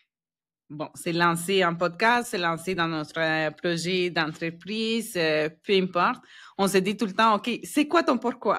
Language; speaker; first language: French; non-native, fluent; Spanish